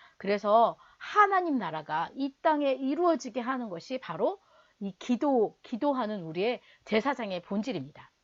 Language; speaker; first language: Korean; native; Korean